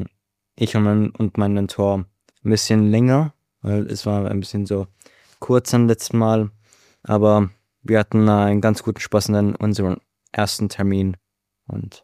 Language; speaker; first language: German; non-native, learner; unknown